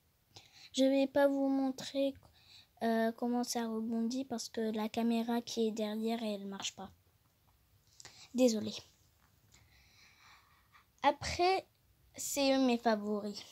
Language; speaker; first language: French; non-native, fluent; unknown